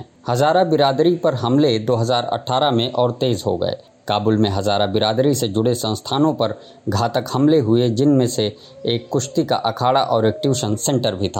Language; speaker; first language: Hindi; native; Hindi